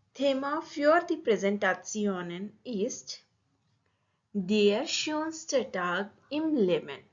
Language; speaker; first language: German; non-native, learner; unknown